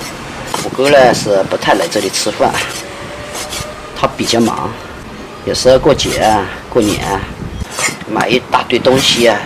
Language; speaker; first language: Chinese; native; Chinese